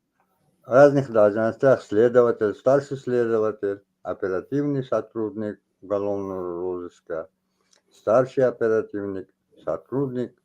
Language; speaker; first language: Russian; non-native, local second language; Tajik